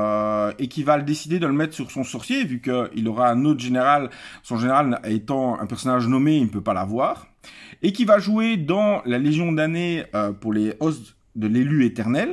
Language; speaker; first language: French; native; French